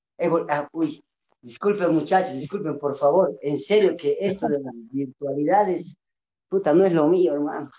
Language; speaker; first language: Spanish; non-native, local second language; Quechua